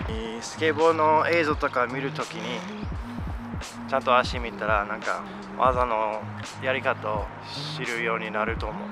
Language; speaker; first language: Japanese; non-native, fluent; English